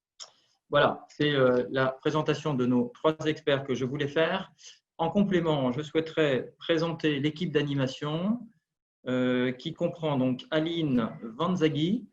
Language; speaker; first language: French; native; French